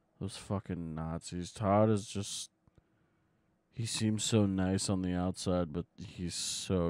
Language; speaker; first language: English; native; English